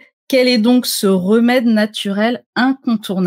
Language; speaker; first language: French; native; French